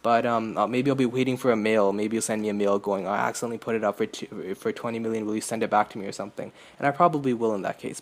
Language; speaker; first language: English; native; English